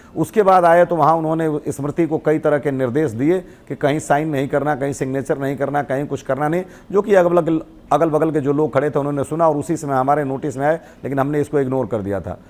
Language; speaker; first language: Hindi; native; Hindi